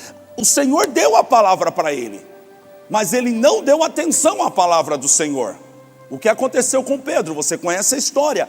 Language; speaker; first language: Portuguese; native; Portuguese